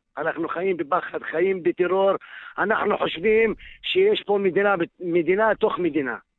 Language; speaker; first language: Hebrew; non-native, local second language; Arabic